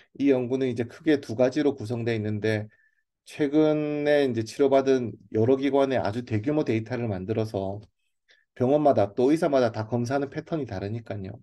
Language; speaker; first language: Korean; native; Korean